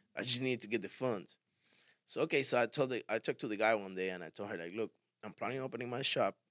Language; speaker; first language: English; early bilingual, other home language; Spanish